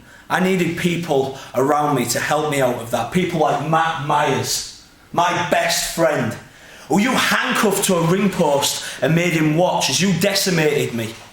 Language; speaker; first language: English; native; English